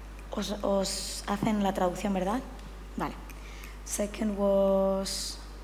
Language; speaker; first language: Spanish; native; Spanish